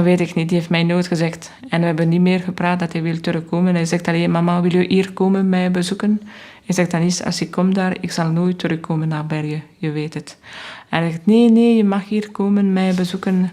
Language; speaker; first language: Dutch; non-native, learner; French